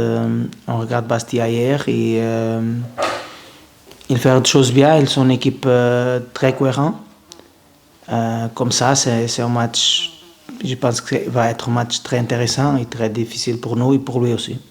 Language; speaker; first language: French; non-native, fluent; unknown